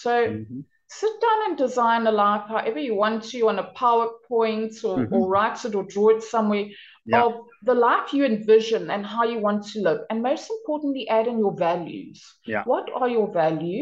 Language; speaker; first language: English; native; English